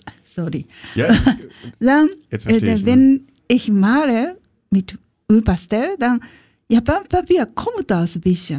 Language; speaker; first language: German; non-native, learner; Japanese